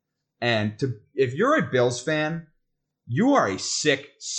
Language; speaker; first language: English; native; English